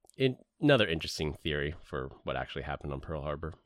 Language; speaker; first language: English; native; English